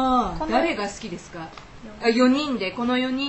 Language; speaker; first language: Japanese; non-native, learner; Chinese